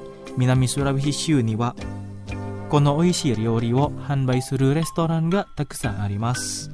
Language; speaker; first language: Japanese; non-native, fluent; Indonesian